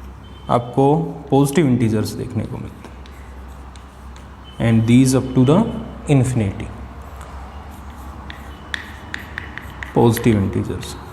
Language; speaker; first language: Hindi; native; Hindi